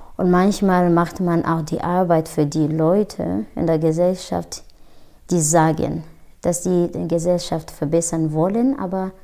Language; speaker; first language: German; non-native, fluent; Kinyarwanda